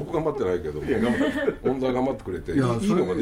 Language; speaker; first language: Japanese; native; Japanese